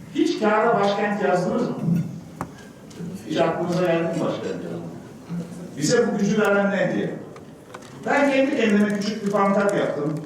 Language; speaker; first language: Turkish; native; Turkish